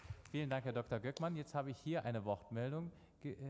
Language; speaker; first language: German; native; German